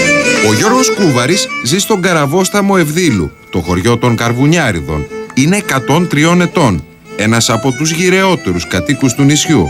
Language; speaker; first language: Greek; native; Greek